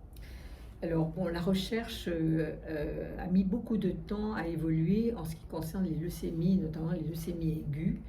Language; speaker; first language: French; native; French